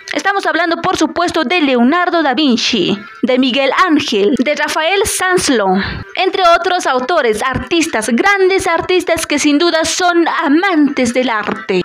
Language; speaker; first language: Spanish; native; Spanish